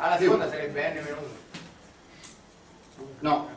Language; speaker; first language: Italian; native; Italian